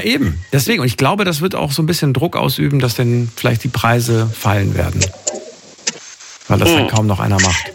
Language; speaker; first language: German; native; German